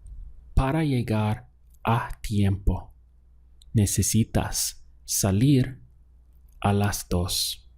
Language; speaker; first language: Spanish; non-native, fluent; English